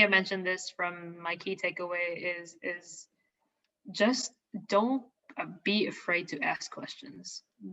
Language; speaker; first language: English; non-native, local second language; Filipino